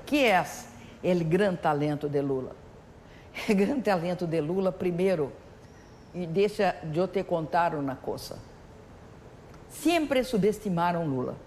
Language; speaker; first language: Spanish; non-native, learner; Portuguese